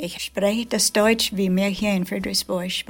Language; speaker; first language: German; early bilingual, heritage; German